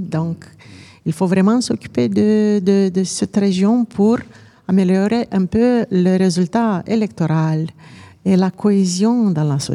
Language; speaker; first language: French; non-native, fluent; Romanian